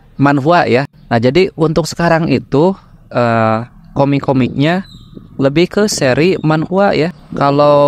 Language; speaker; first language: Indonesian; native; Indonesian